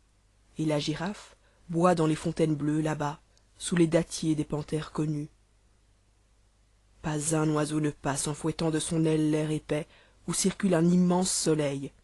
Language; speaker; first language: French; native; French